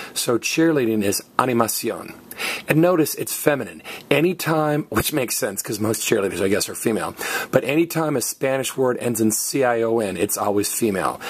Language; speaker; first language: English; native; English